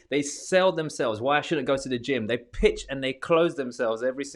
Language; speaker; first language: English; native; English